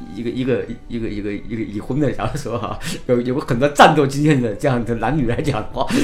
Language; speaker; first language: Chinese; native; Chinese